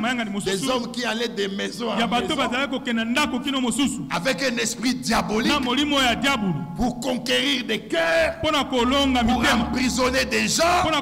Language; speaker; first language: French; non-native, local second language; Lingala